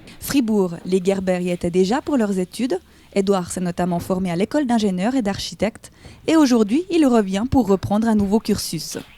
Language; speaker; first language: French; native; French